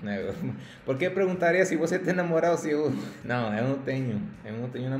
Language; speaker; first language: Portuguese; non-native, learner; Spanish